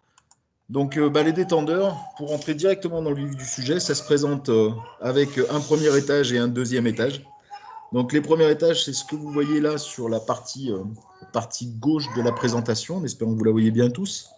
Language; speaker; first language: French; native; French